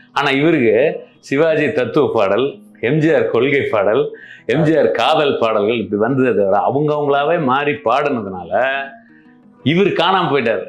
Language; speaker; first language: Tamil; non-native, local second language; Malayalam